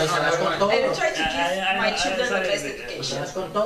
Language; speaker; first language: English; non-native, local second language; Romanian